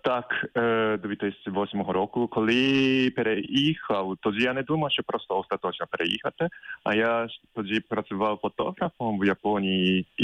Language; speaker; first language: Ukrainian; non-native, fluent; Japanese